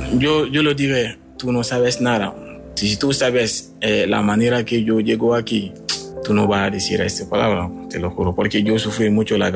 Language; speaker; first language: Spanish; non-native, learner; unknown